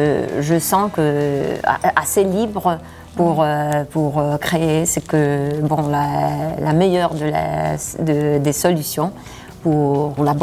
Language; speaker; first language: French; non-native, fluent; Spanish